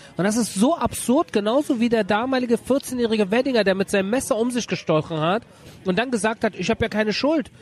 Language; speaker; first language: German; early bilingual, other home language; Persian